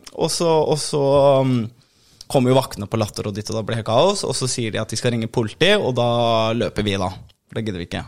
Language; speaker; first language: Norwegian; native; Norwegian